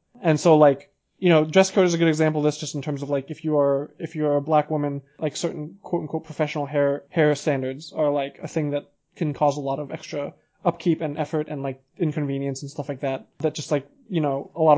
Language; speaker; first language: English; native; English